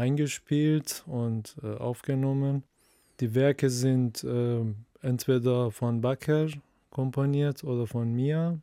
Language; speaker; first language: German; non-native, fluent; Persian